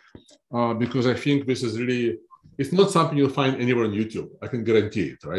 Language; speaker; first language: English; non-native, fluent; Russian